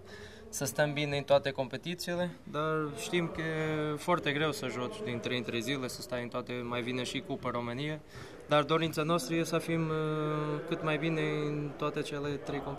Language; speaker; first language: Romanian; non-native, fluent; Portuguese